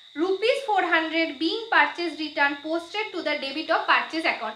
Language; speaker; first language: English; non-native, local second language; Bangla